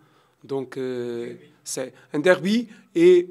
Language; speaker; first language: French; non-native, learner; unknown